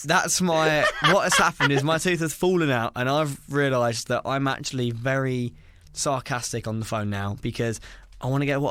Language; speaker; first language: English; native; English